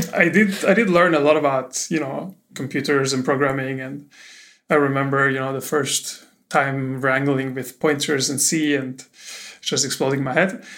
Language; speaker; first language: English; non-native, fluent; German